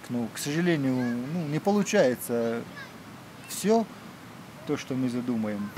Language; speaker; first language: Russian; native; Russian